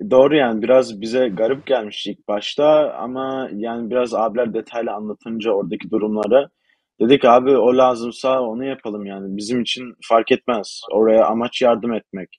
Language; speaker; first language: Turkish; early bilingual, heritage; Turkish